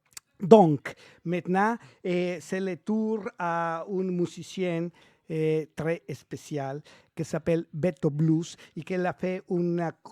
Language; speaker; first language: French; non-native, learner; Spanish